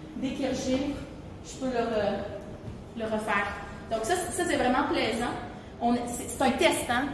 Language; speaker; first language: French; native; French